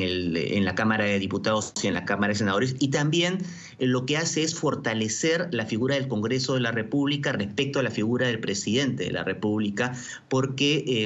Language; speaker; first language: Spanish; native; Spanish